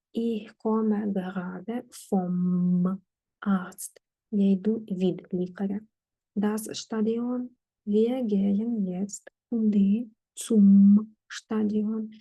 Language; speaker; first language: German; non-native, fluent; Ukrainian